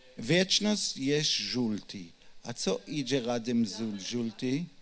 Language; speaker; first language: Polish; non-native, learner; Hebrew